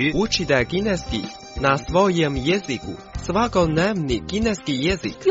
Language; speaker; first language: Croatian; non-native, fluent; Chinese